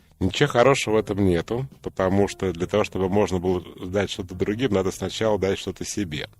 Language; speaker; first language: Russian; native; Russian